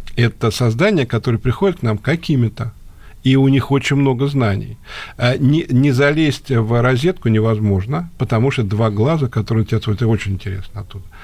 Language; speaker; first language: Russian; native; Russian